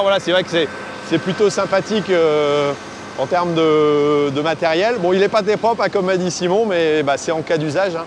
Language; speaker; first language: French; native; French